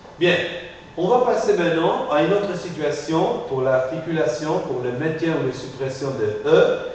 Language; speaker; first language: French; non-native, fluent; Spanish